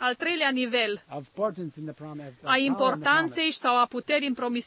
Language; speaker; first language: Romanian; native; Romanian